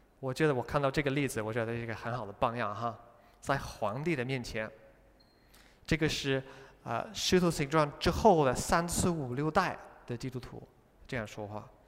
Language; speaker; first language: Chinese; non-native, fluent; English